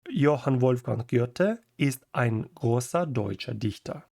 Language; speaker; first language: German; non-native, fluent; Ukrainian